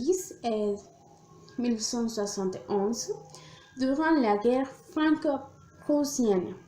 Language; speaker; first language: French; non-native, learner; Spanish